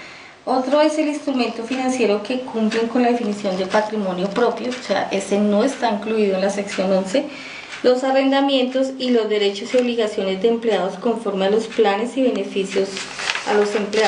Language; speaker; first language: Spanish; native; Spanish